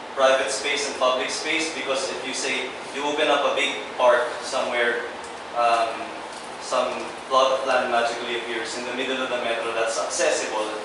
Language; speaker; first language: English; non-native, local second language; Filipino